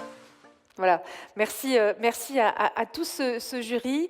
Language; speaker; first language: French; native; French